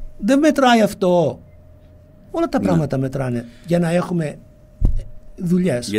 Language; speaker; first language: Greek; early bilingual, heritage; Greek